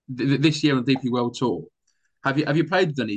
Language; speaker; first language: English; native; English